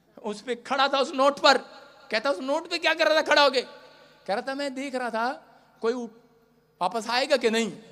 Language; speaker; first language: Hindi; non-native, local second language; Punjabi